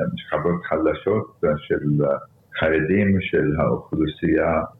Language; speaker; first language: Hebrew; early bilingual, other home language; Arabic